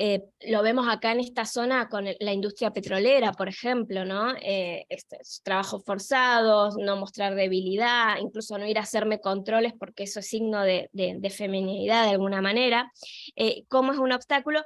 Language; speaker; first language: Spanish; native; Spanish